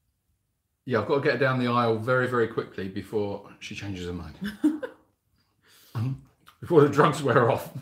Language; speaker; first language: English; native; English